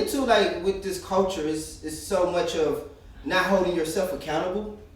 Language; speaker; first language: English; native; English